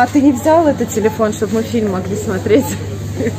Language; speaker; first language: Russian; native; Russian